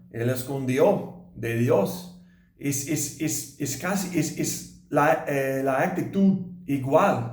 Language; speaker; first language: Spanish; non-native, learner; English